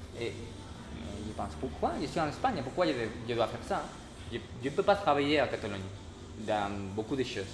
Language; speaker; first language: French; non-native, learner; Spanish